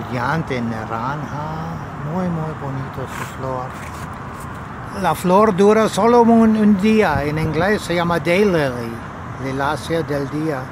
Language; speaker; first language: Spanish; non-native, learner; English